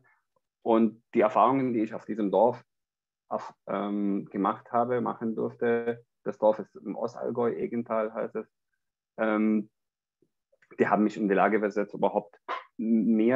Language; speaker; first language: German; non-native, fluent; Arabic